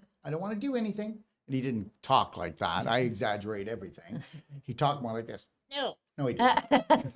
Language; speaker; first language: English; native; English